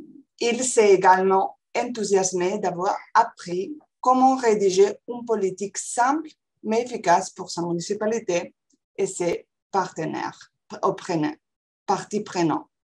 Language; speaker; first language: French; non-native, fluent; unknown